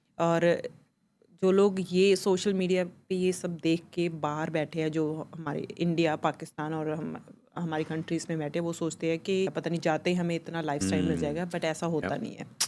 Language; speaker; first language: Hindi; non-native, local second language; Punjabi